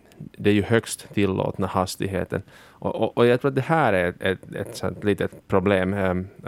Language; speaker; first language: Swedish; native; Swedish